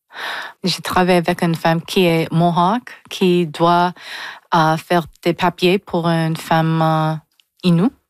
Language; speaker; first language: French; non-native, local second language; English